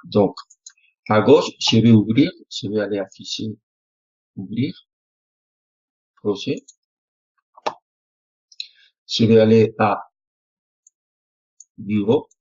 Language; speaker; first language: French; non-native, fluent; Spanish